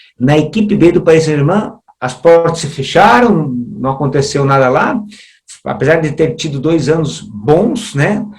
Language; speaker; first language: Portuguese; early bilingual, other home language; Spanish